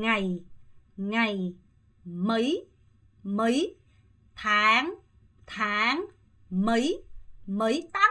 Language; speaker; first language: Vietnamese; non-native, fluent; Korean